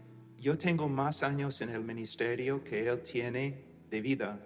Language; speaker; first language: Spanish; non-native, fluent; English